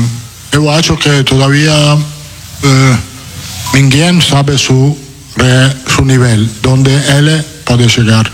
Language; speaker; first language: Portuguese; non-native, fluent; Italian